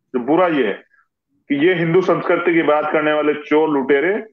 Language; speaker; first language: Hindi; native; Hindi